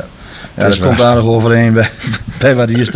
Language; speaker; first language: Dutch; native; Dutch